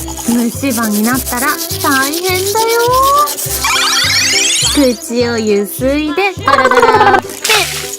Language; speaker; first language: Japanese; native; Japanese